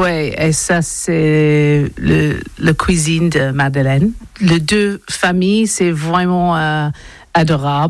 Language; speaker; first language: French; non-native, learner; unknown